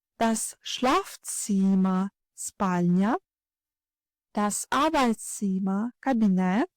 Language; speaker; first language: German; non-native, fluent; Ukrainian